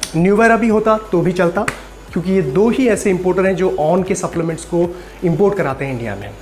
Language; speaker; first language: Hindi; native; Hindi